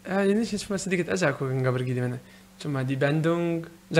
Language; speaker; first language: Indonesian; non-native, learner; Arabic